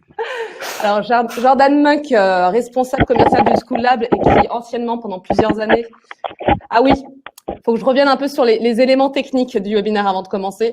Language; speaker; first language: French; native; French